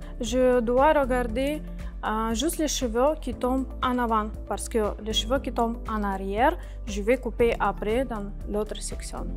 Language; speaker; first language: French; non-native, learner; Ukrainian